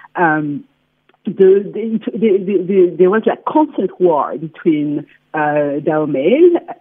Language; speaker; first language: English; non-native, fluent; French